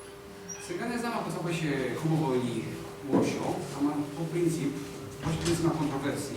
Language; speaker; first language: Bulgarian; non-native, learner; Polish